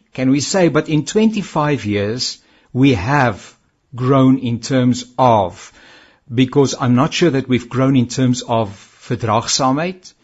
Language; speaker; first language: English; non-native, local second language; Afrikaans